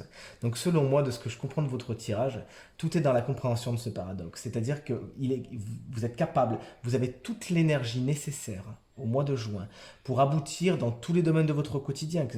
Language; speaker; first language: French; native; French